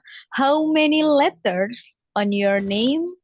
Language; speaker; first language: English; non-native, fluent; Javanese